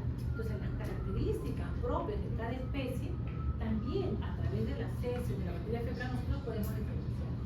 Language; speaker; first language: Spanish; native; Spanish